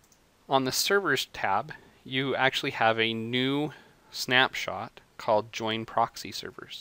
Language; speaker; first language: English; native; English